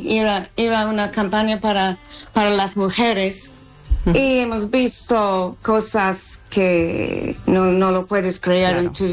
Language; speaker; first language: Spanish; non-native, fluent; English